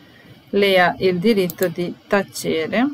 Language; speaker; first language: Italian; non-native, fluent; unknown